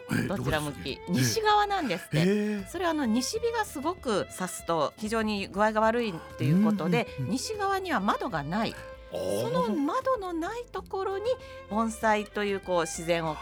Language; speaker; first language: Japanese; native; Japanese